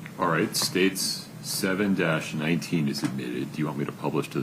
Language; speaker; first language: English; native; English